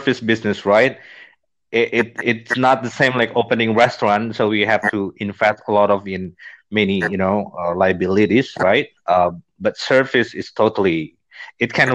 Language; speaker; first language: English; non-native, fluent; Indonesian